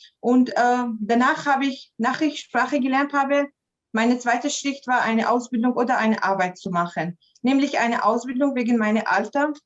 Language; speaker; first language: German; non-native, fluent; Arabic